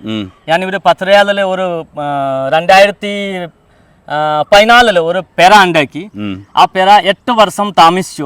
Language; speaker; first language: Malayalam; non-native, local second language; Hindi